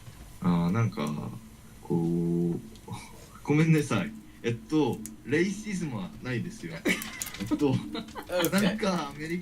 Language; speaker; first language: Japanese; non-native, learner; English